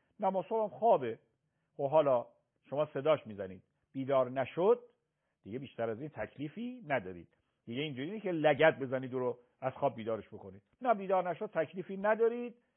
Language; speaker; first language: Persian; native; Persian